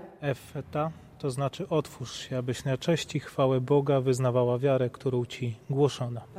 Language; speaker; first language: Polish; native; Polish